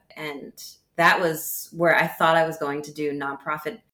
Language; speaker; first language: English; native; English